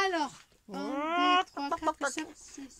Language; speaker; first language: French; non-native, learner; Spanish